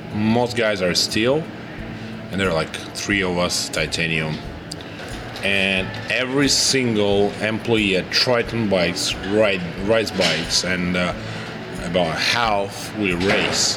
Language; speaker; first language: English; non-native, fluent; Russian